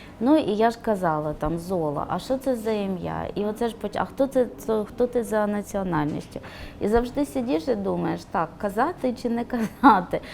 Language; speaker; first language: Ukrainian; non-native, local second language; Romany